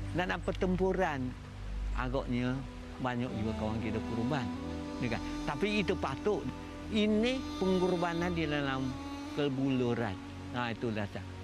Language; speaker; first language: Malay; non-native, local second language; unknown